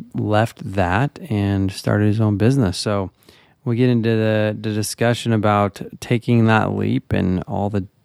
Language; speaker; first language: English; native; English